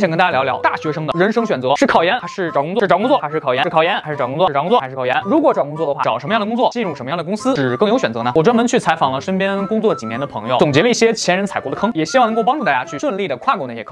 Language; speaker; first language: Chinese; native; Chinese